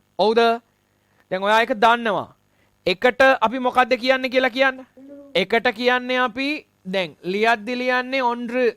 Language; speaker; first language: Sinhala; non-native, local second language; Tamil